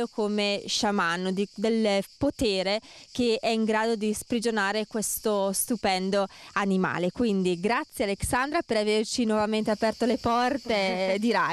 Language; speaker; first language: Italian; native; Italian